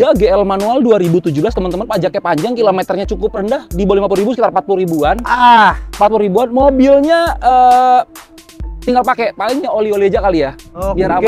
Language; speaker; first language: Indonesian; native; Indonesian